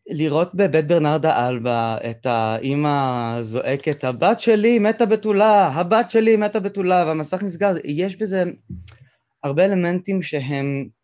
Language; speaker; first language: Hebrew; native; Hebrew